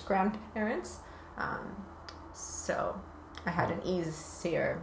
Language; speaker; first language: English; native; English